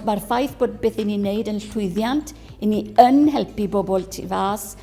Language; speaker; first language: Welsh; native; Welsh